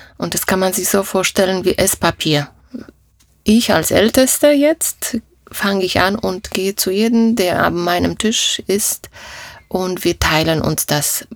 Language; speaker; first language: German; non-native, fluent; Polish